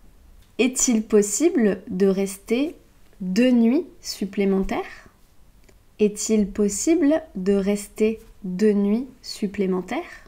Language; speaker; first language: French; native; French